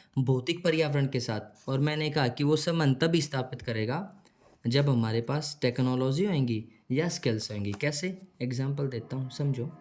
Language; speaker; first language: Hindi; native; Hindi